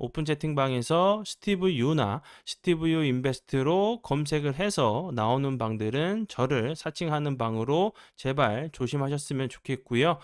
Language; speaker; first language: Korean; native; Korean